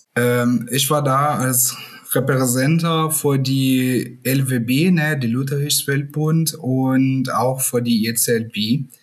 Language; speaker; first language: German; non-native, fluent; Portuguese